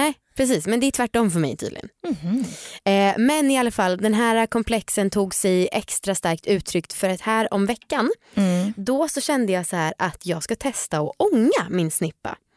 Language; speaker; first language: Swedish; native; Swedish